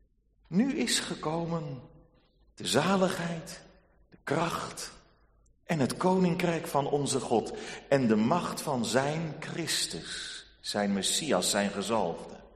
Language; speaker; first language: Dutch; native; Dutch